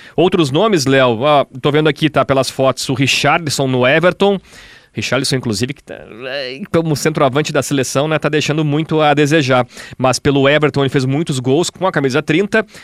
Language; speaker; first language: Portuguese; native; Portuguese